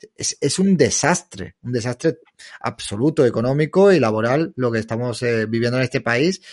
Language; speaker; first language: Spanish; native; Spanish